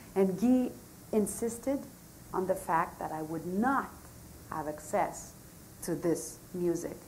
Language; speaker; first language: English; non-native, fluent; French